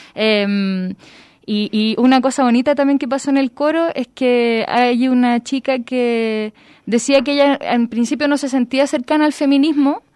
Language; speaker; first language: Spanish; native; Spanish